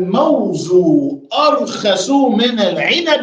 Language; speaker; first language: Arabic; non-native, fluent; English